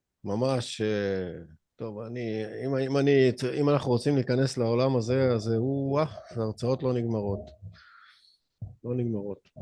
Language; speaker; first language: Hebrew; native; Hebrew